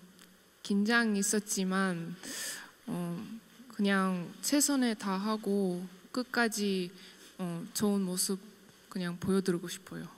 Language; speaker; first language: Korean; non-native, fluent; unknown